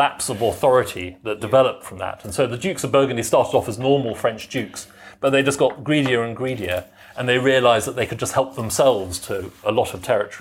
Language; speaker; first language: English; native; English